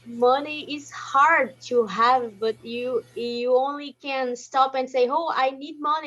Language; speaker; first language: English; non-native, learner; Portuguese